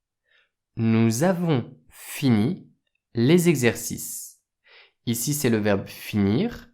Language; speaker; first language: French; native; French